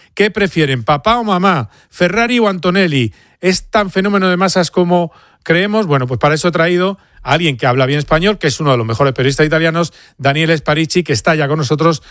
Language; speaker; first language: Spanish; native; Spanish